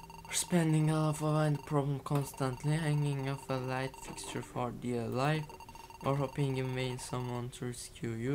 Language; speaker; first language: English; non-native, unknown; Turkish